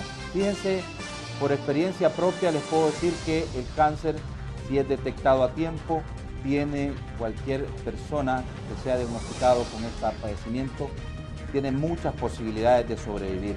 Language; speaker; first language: Spanish; native; Spanish